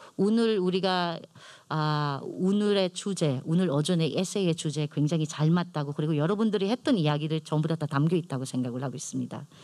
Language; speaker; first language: Korean; non-native, fluent; Filipino